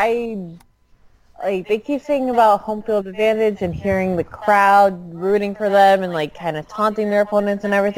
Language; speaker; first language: English; early bilingual, other home language; Filipino